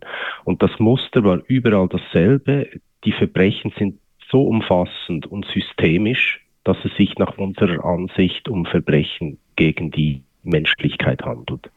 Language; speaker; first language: German; native; German